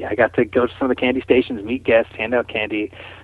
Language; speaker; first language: English; native; English